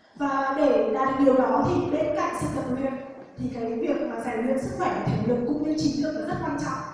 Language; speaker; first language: Vietnamese; native; Vietnamese